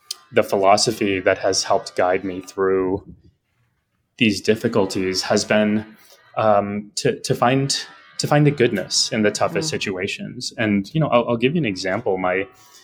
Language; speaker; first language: English; native; English